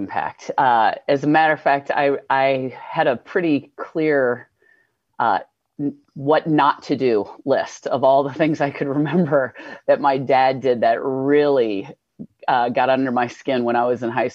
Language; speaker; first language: English; native; English